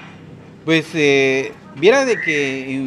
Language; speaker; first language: Spanish; native; Spanish